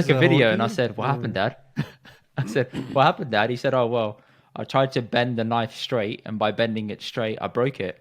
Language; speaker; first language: English; early bilingual, other home language; Punjabi